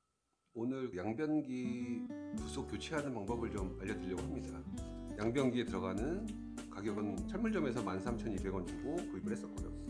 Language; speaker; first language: Korean; native; Korean